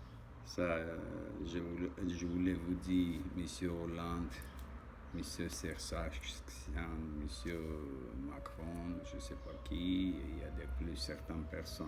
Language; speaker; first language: French; non-native, learner; Armenian